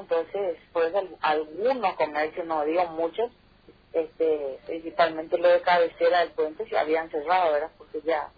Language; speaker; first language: Spanish; native; Spanish